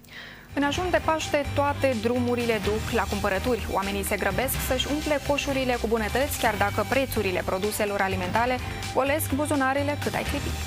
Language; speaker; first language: Romanian; native; Romanian